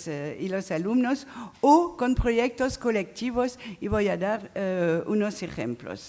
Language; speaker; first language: Spanish; non-native, fluent; French